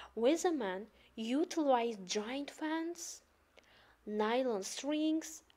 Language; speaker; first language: English; non-native, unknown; Azerbaijani